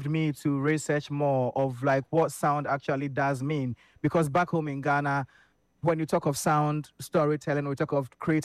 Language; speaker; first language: English; non-native, fluent; French